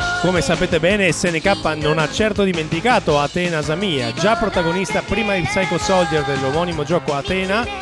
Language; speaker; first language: Italian; native; Italian